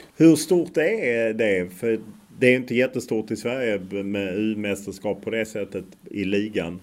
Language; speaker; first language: Swedish; native; Swedish